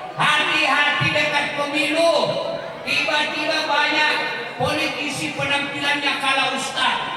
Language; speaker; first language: Indonesian; non-native, local second language; Buginese